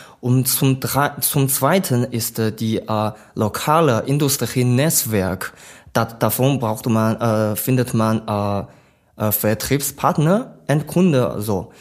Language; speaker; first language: German; non-native, learner; Chinese